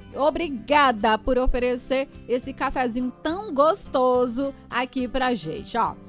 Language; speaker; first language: Portuguese; native; Portuguese